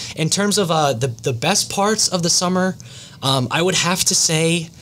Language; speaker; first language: English; native; English